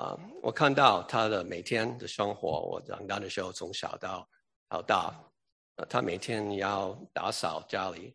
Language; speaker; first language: Chinese; early bilingual, heritage; English